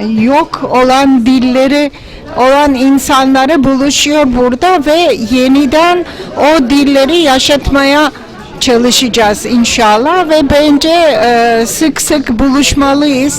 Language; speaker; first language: Turkish; non-native, fluent; Georgian